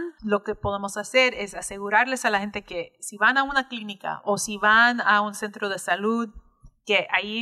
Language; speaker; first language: Spanish; early bilingual, heritage; English